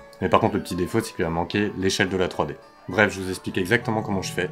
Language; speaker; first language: French; native; French